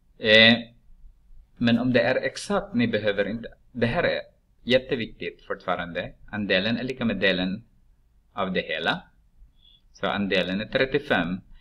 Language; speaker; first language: Swedish; non-native, fluent; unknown